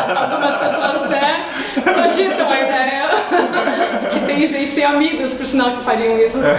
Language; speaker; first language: Portuguese; early bilingual, other home language; English